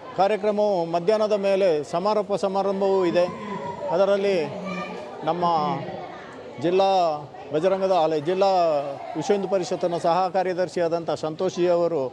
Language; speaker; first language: Kannada; native; Kannada